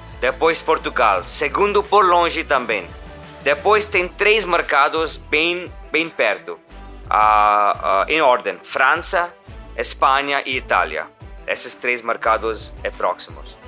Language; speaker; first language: Portuguese; non-native, learner; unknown